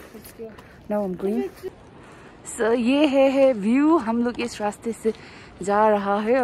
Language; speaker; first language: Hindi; non-native, local second language; Nepali